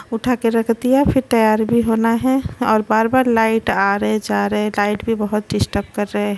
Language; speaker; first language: Hindi; non-native, local second language; Bangla